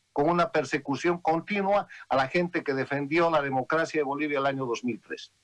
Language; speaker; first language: Spanish; native; Spanish